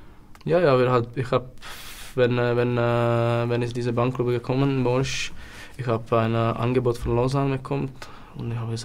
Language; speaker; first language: German; non-native, learner; Czech